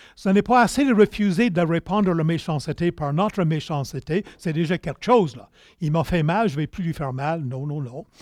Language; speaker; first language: French; non-native, local second language; English